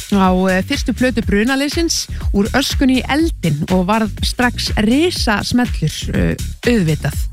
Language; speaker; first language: Icelandic; native; Icelandic